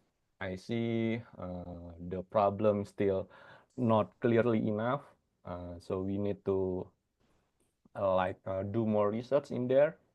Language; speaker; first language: English; non-native, fluent; Indonesian